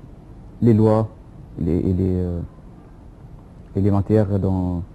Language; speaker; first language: French; non-native, fluent; Arabic